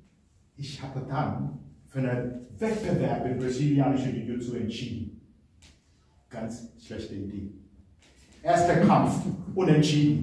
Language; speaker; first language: German; non-native, fluent; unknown